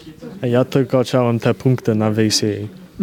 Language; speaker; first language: Polish; early bilingual, heritage; Polish